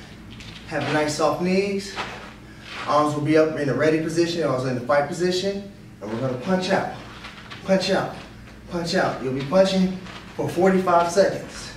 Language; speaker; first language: English; native; English